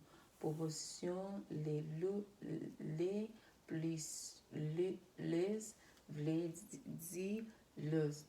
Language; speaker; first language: French; non-native, learner; Spanish